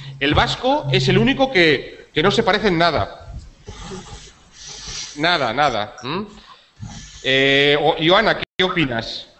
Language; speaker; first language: Spanish; native; Spanish